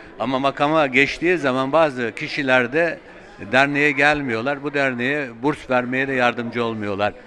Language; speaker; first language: Turkish; native; Turkish